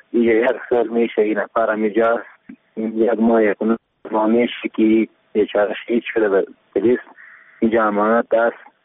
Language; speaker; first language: Persian; non-native, local second language; Pashto